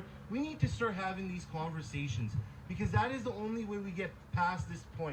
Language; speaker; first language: English; early bilingual, other home language; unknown